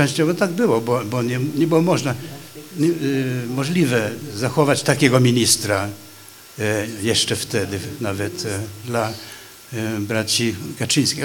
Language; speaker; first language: Polish; non-native, fluent; Swedish